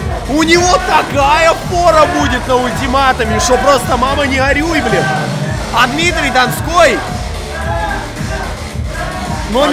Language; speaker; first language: Russian; native; Russian